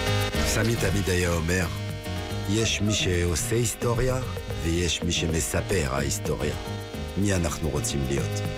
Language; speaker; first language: Hebrew; non-native, fluent; French